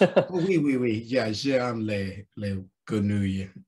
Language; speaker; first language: French; non-native, learner; Spanish